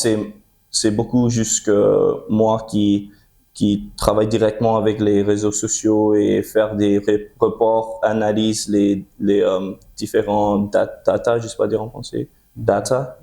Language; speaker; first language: French; early bilingual, heritage; French